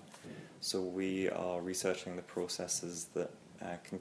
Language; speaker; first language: English; native; English